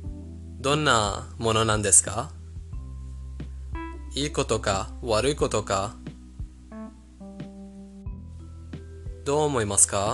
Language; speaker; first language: Japanese; non-native, fluent; Persian